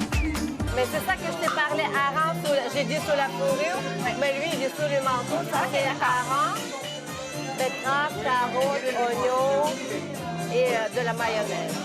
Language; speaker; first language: French; non-native, fluent; Russian